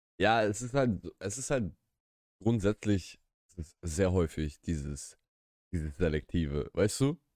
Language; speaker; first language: German; early bilingual, other home language; Russian